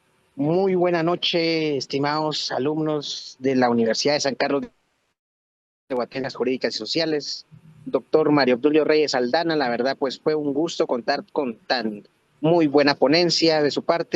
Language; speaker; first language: Spanish; native; Spanish